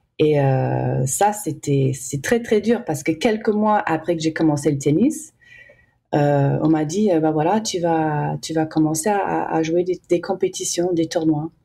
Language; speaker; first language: French; early bilingual, heritage; English